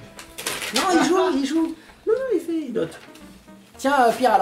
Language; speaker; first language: French; native; French